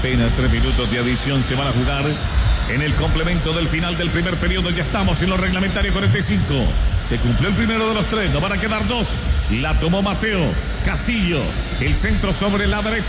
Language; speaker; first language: Spanish; native; Spanish